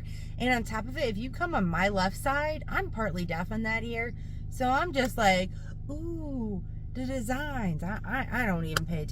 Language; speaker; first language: English; native; English